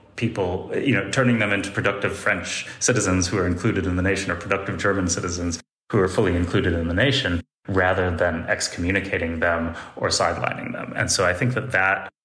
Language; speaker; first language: English; native; English